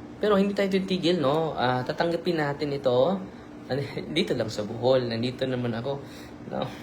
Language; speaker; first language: Filipino; native; Filipino